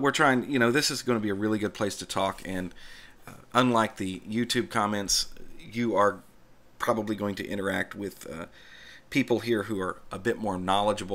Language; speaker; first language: English; native; English